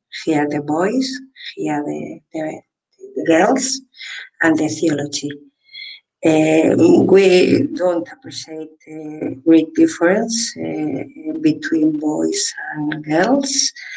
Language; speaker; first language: English; non-native, fluent; Spanish